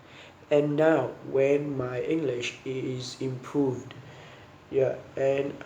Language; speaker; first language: English; non-native, learner; Vietnamese